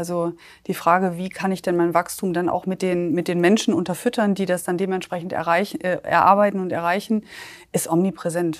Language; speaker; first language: German; native; German